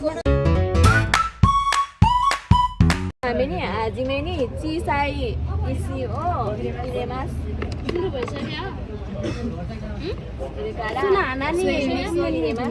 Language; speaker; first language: Japanese; non-native, learner; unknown